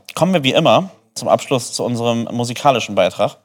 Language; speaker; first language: German; early bilingual, other home language; Polish